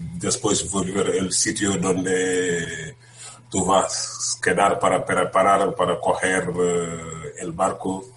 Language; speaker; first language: Spanish; non-native, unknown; Wolof